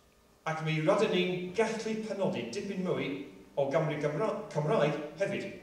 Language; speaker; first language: Welsh; non-native, local second language; English